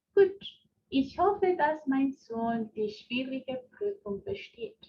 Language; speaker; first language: German; non-native, fluent; Spanish